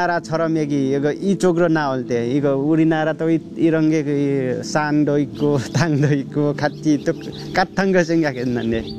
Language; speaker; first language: Korean; non-native, learner; Nepali